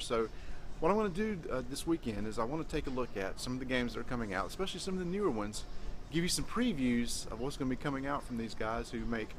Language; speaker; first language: English; native; English